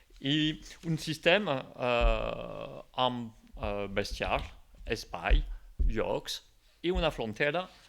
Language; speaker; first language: Catalan; non-native, local second language; French